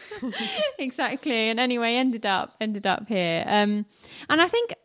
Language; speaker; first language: English; native; English